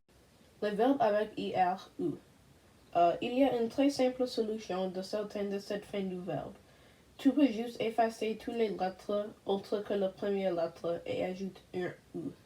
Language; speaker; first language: French; non-native, learner; English